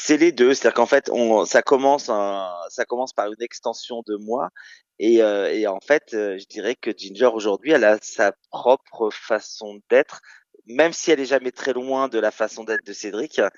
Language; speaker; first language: French; native; French